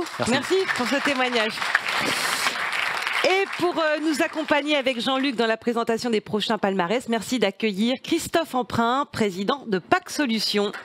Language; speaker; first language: French; native; French